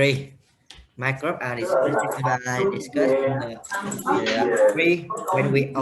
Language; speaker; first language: English; non-native, learner; Vietnamese